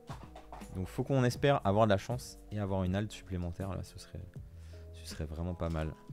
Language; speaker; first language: French; native; French